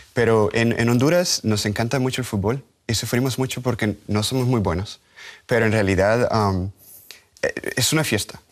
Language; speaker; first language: Spanish; native; Spanish